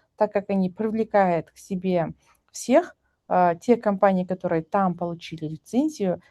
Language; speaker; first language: Russian; non-native, local second language; Kazakh